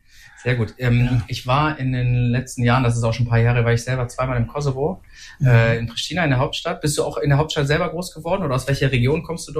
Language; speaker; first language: German; native; German